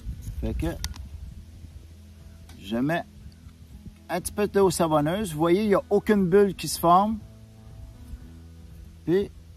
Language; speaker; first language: French; native; French